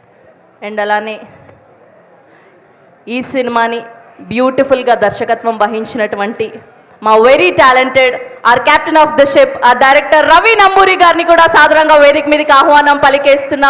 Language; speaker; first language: Telugu; native; Telugu